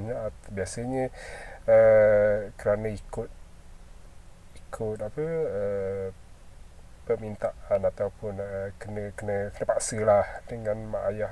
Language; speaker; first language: Malay; native; Malay